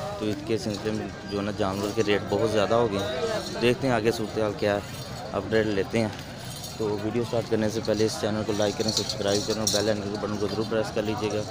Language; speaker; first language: Urdu; non-native, local second language; Punjabi